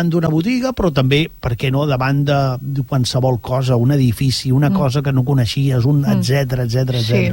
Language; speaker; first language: Catalan; native; Catalan